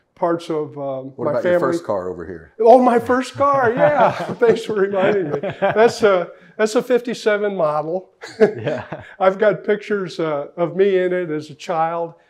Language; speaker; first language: English; native; English